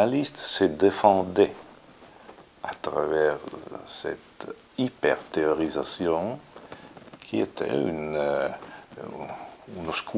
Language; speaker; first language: French; non-native, fluent; Italian